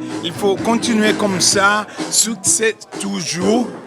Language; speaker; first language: French; non-native, learner; Portuguese